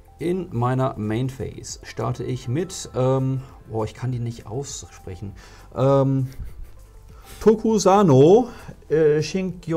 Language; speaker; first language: German; native; German